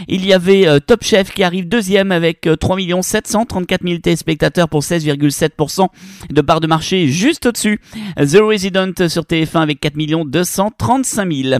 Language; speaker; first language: French; native; French